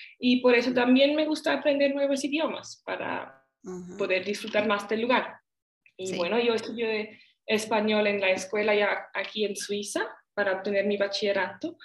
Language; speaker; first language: Spanish; non-native, learner; Swiss German